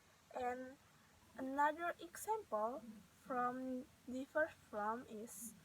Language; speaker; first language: English; non-native, learner; Indonesian